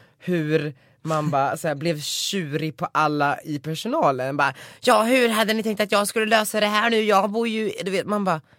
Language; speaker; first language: Swedish; native; Swedish